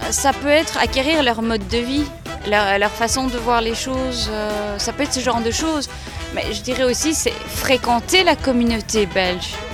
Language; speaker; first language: French; early bilingual, other home language; Armenian